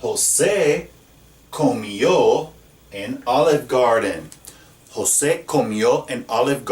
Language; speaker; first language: Spanish; non-native, fluent; English